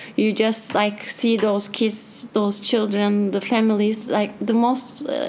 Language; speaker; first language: English; non-native, fluent; Turkish